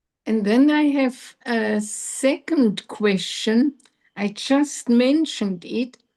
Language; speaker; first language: English; non-native, learner; German